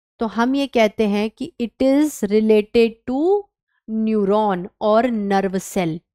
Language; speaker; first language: Hindi; native; Hindi